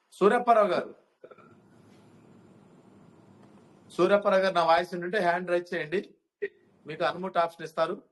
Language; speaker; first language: Telugu; native; Telugu